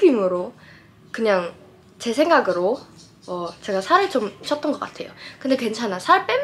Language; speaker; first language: Korean; non-native, fluent; English